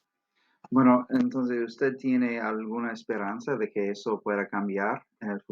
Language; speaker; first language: Spanish; non-native, fluent; English